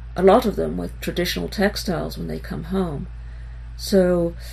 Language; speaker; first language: English; early bilingual, other home language; Hebrew